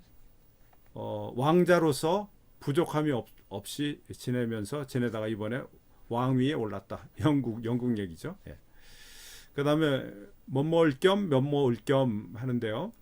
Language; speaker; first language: Korean; native; Korean